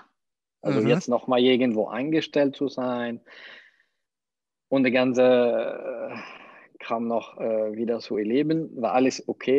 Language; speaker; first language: German; non-native, fluent; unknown